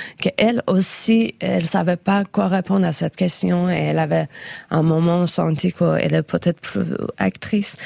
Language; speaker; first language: French; non-native, fluent; Persian